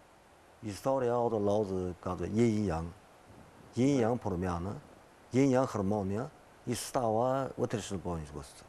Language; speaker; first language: Bulgarian; non-native, learner; Chinese